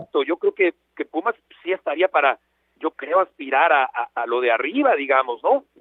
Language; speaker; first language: Spanish; native; Spanish